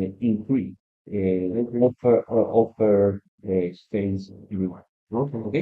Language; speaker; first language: English; non-native, learner; Spanish